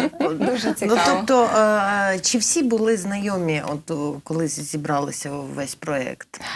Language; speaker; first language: Ukrainian; native; Ukrainian